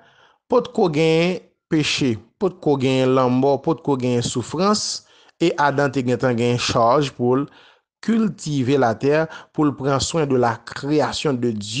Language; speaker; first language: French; non-native, local second language; Haitian Creole